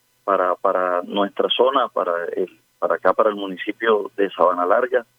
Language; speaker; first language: Spanish; native; Spanish